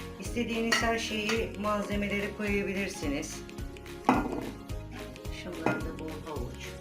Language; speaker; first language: Turkish; native; Turkish